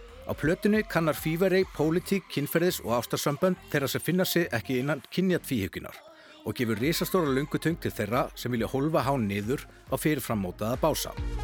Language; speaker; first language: Icelandic; native; Icelandic